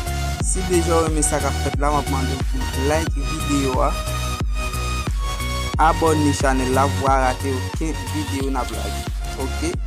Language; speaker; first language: French; non-native, learner; Haitian Creole